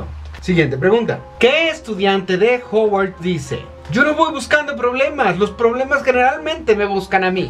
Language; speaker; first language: Spanish; native; Spanish